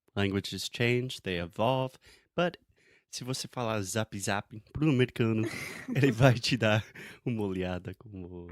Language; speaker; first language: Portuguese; non-native, fluent; English